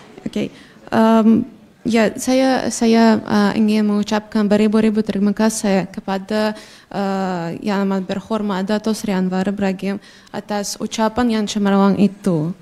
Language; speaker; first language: Indonesian; non-native, fluent; Russian